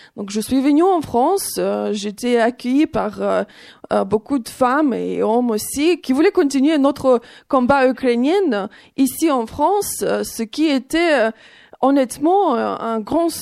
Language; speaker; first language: French; non-native, fluent; Ukrainian